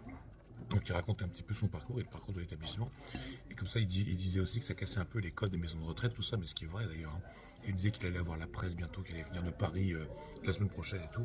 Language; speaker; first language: French; native; French